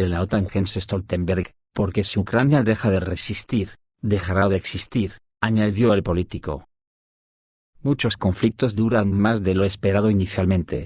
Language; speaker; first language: Spanish; native; Spanish